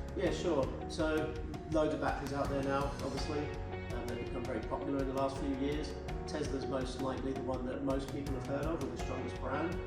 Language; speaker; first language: English; native; English